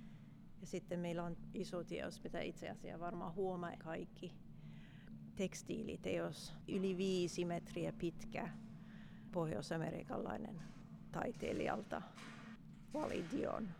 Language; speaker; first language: Finnish; non-native, fluent; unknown